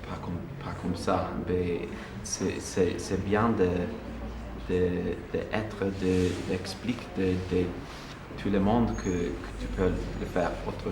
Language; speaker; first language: French; non-native, learner; English